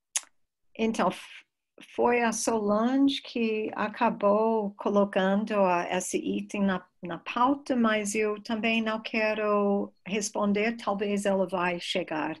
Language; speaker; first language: Portuguese; non-native, fluent; English